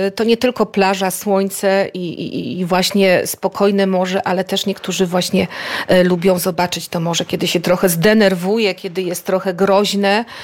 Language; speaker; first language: Polish; native; Polish